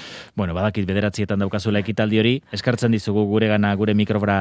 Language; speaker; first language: Basque; native; Basque